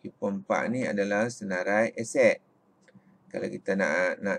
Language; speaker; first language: Malay; native; Malay